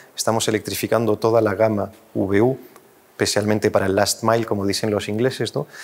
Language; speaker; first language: Spanish; non-native, fluent; French